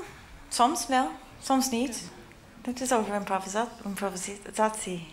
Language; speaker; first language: Dutch; non-native, learner; English